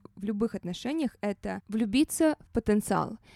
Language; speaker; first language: Russian; native; Russian